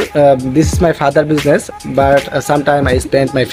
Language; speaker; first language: English; non-native, learner; Bangla